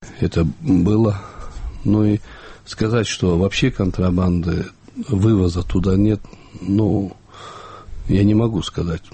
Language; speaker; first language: Russian; non-native, local second language; Kyrgyz